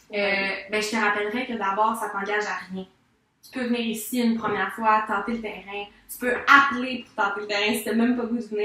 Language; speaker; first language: French; native; French